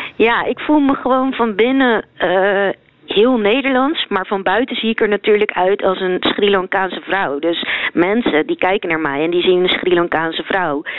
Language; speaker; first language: Dutch; native; Dutch